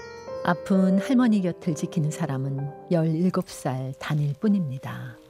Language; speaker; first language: Korean; native; Korean